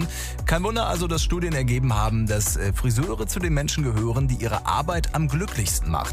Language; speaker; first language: German; native; German